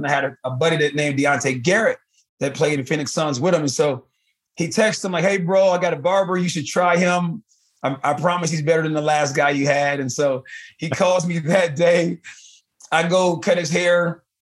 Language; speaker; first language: English; native; English